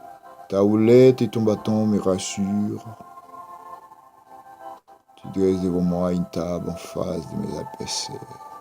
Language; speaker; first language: French; non-native, local second language; Haitian Creole